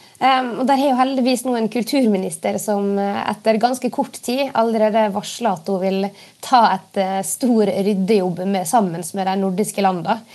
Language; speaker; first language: Norwegian; native; Norwegian